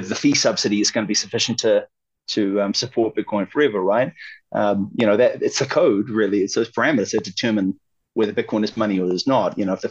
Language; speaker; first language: English; native; English